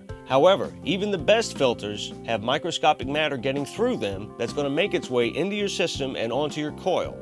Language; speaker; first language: English; native; English